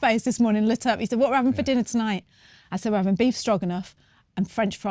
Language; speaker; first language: English; native; English